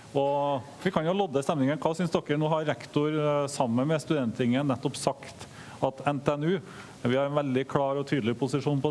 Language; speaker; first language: Norwegian; native; Norwegian